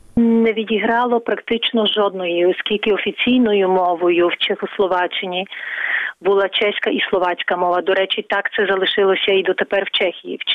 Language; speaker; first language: Ukrainian; non-native, fluent; Czech